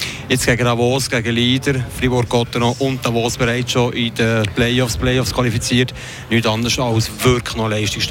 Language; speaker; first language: German; native; German